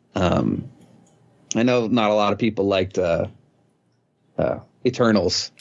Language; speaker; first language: English; native; English